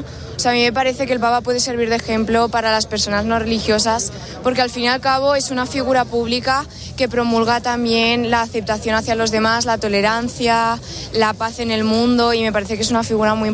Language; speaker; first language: Spanish; native; Spanish